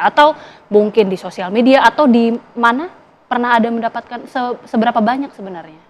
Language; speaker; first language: Malay; native; Malay